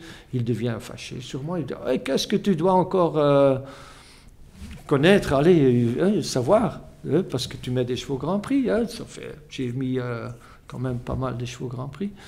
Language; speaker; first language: French; non-native, fluent; Dutch